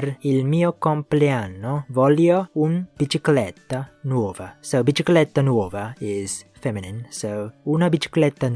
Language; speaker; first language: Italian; non-native, learner; Japanese